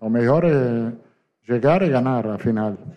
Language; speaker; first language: Portuguese; non-native, fluent; Italian